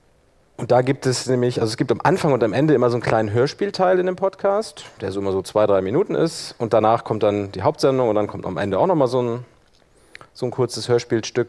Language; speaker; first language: German; native; German